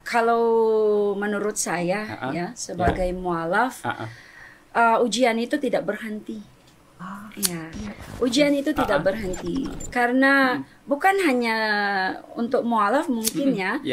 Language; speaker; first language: Indonesian; non-native, fluent; German